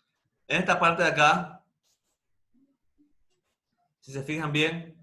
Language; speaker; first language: Spanish; native; Spanish